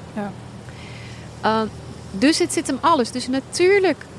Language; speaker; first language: Dutch; native; Dutch